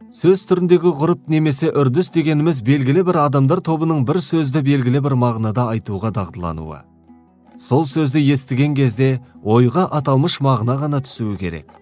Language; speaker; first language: Kazakh; native; Kazakh